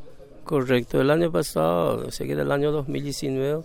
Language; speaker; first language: Spanish; non-native, local second language; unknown